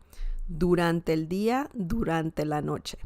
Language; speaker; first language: Spanish; non-native, fluent; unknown